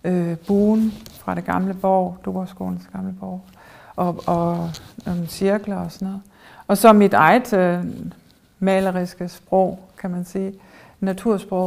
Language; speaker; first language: Danish; early bilingual, heritage; German